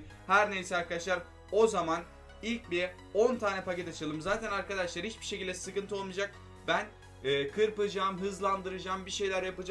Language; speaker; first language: Turkish; native; Turkish